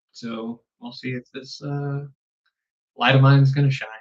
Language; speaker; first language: English; native; English